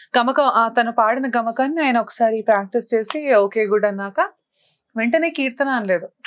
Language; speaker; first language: Telugu; native; Telugu